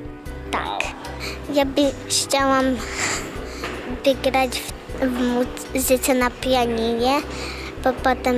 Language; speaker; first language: Polish; early bilingual, heritage; Polish